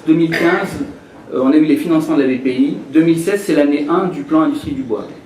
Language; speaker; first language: French; native; French